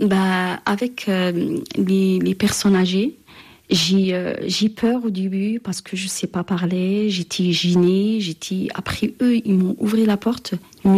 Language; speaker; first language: French; non-native, local second language; Arabic